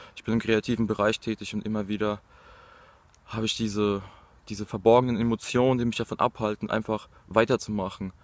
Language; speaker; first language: German; native; German